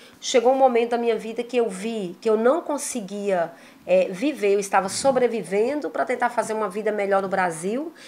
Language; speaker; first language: Portuguese; native; Portuguese